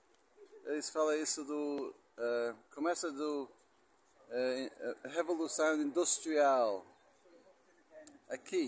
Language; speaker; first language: Portuguese; non-native, learner; English